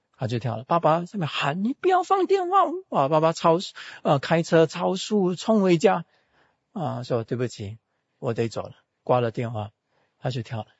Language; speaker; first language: Chinese; native; Chinese